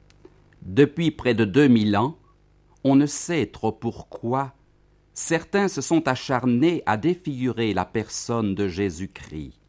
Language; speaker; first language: French; native; French